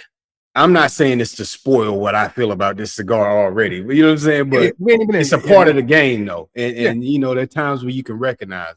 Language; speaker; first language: English; native; English